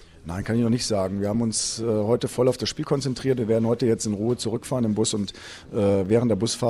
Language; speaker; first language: German; native; German